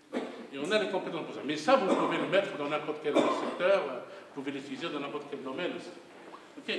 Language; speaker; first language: French; non-native, local second language; Arabic